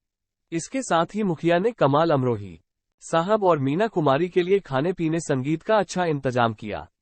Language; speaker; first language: Hindi; native; Hindi